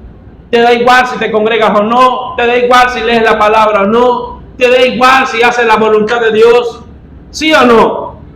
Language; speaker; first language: Spanish; native; Spanish